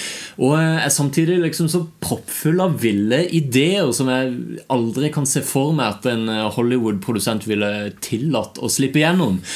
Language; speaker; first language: Norwegian; native; Norwegian